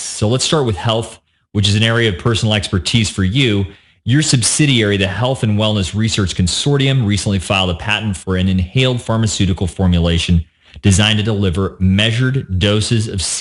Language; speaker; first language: English; native; English